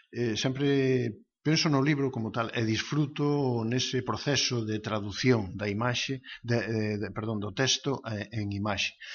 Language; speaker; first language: Galician; native; Galician